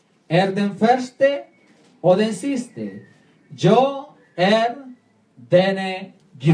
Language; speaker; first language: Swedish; non-native, learner; Spanish